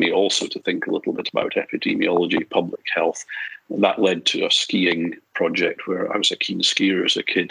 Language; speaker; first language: English; native; English